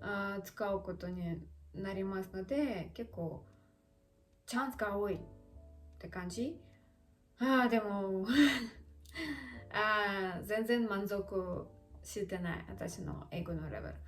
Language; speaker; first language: Japanese; non-native, learner; Russian